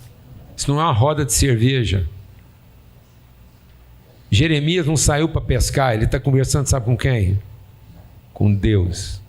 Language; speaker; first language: Portuguese; native; Portuguese